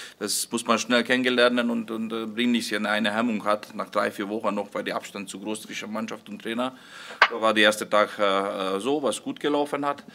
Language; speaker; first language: German; non-native, fluent; Hungarian